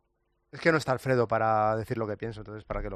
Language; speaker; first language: Spanish; native; Spanish